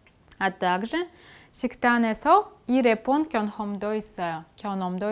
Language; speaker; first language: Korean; non-native, fluent; Russian